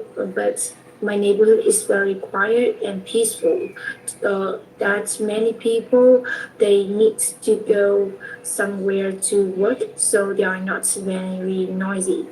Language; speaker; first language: English; non-native, learner; Vietnamese